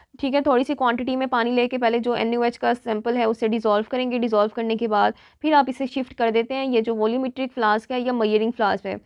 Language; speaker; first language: Urdu; non-native, local second language; Punjabi